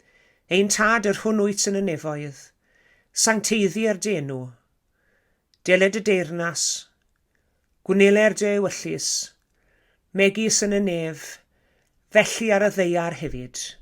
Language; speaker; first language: Welsh; native; Welsh